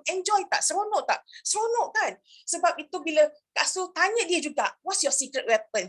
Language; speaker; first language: Malay; native; Malay